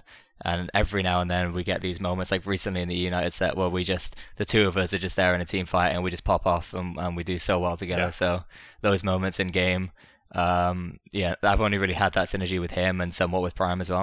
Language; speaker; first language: English; native; English